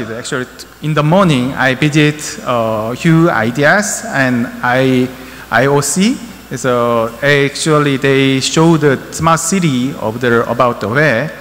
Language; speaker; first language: English; non-native, learner; Korean